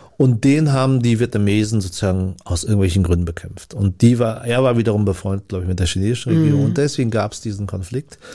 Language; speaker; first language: German; early bilingual, other home language; Vietnamese